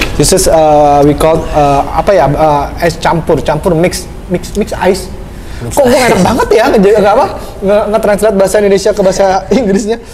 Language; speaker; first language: Indonesian; native; Indonesian